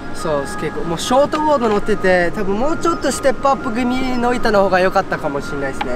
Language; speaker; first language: Japanese; early bilingual, other home language; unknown